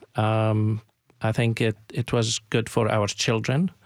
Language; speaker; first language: English; non-native, fluent; Arabic